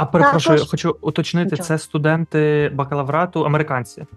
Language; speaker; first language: Ukrainian; native; Ukrainian